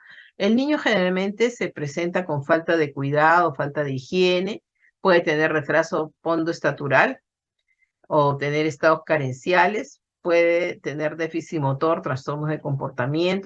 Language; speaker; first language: Spanish; native; Spanish